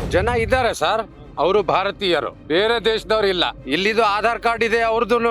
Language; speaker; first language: Kannada; non-native, local second language; Urdu